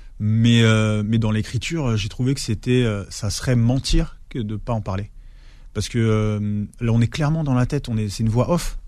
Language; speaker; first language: French; native; French